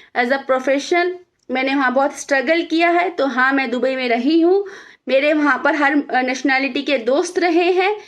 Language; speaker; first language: Hindi; native; Hindi